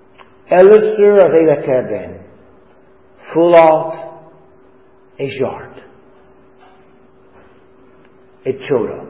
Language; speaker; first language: Hungarian; non-native, fluent; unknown